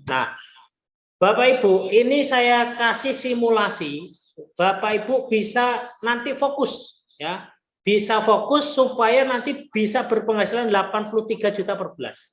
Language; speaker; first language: Indonesian; non-native, local second language; Javanese